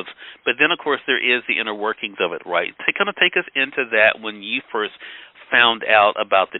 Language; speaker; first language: English; native; English